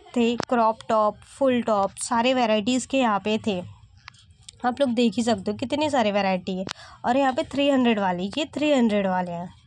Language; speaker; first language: Hindi; native; Hindi